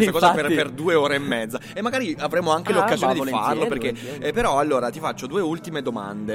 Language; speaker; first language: Italian; native; Italian